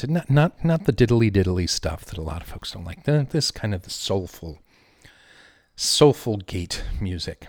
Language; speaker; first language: English; native; English